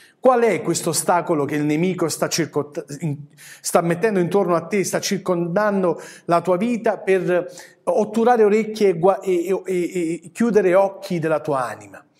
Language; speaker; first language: Italian; native; Italian